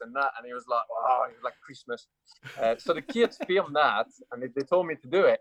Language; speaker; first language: English; non-native, fluent; French